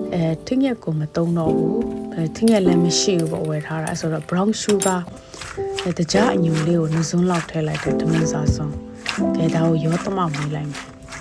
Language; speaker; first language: Burmese; non-native, local second language; Kachin